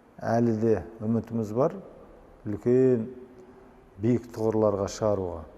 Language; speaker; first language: Kazakh; native; Kazakh